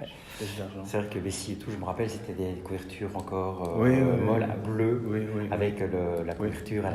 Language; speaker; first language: French; native; French